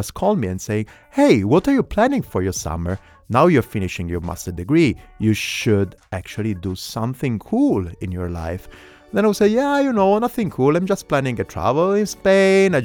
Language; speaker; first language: English; non-native, fluent; Italian